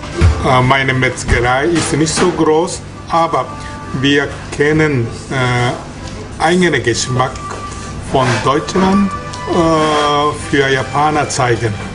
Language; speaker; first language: German; non-native, learner; Japanese